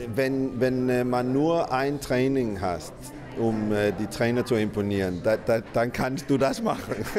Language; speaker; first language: German; non-native, fluent; Danish